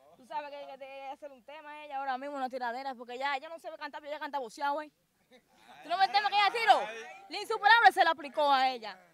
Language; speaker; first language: Spanish; native; Spanish